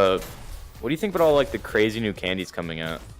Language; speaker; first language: English; native; English